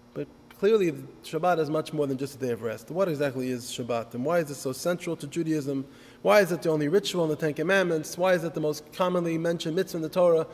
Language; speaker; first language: English; native; English